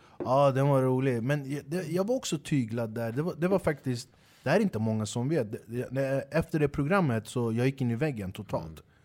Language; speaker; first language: Swedish; early bilingual, other home language; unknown